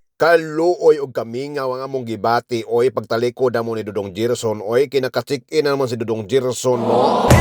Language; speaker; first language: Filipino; non-native, local second language; Cebuano